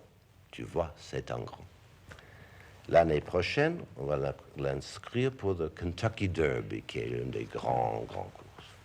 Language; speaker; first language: French; non-native, fluent; English